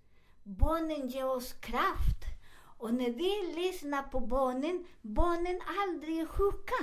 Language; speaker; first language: Swedish; non-native, learner; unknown